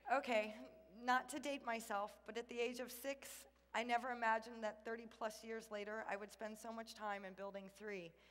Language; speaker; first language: English; native; English